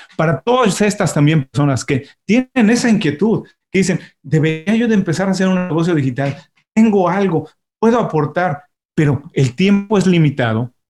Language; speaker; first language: Spanish; native; Spanish